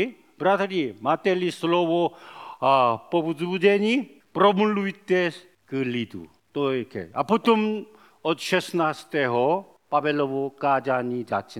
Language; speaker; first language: Czech; non-native, learner; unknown